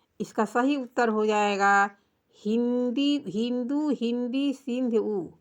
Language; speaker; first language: Hindi; native; Hindi